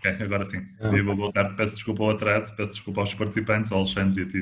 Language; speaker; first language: Portuguese; native; Portuguese